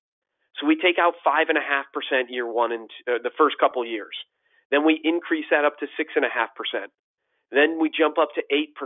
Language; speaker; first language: English; native; English